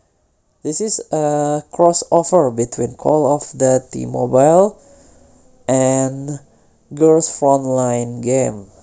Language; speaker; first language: English; non-native, fluent; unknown